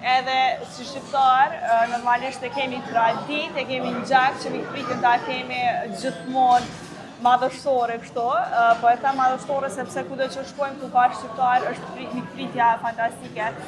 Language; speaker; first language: Albanian; native; Albanian